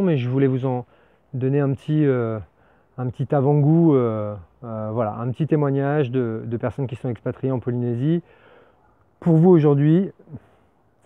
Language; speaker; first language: French; native; French